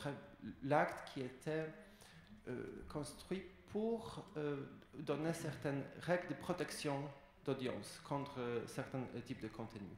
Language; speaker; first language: French; non-native, fluent; Polish